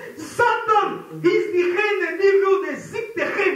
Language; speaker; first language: Dutch; non-native, fluent; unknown